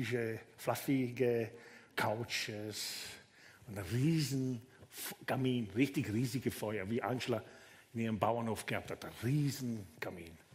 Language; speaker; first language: German; non-native, fluent; Italian